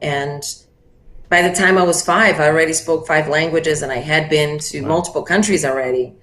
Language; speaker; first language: English; non-native, fluent; Portuguese